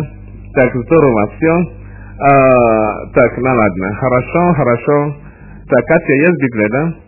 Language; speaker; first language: Russian; non-native, fluent; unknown